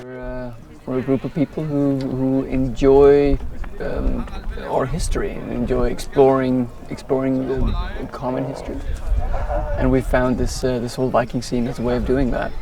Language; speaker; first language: English; non-native, fluent; Danish